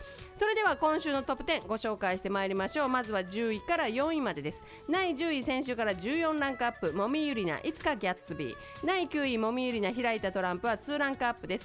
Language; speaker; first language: Japanese; native; Japanese